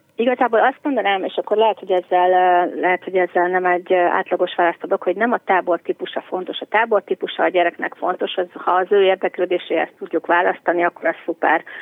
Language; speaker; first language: Hungarian; native; Hungarian